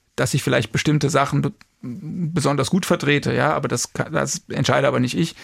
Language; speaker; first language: German; native; German